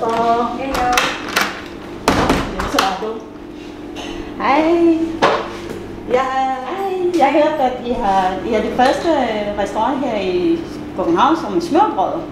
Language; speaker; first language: Danish; non-native, learner; Filipino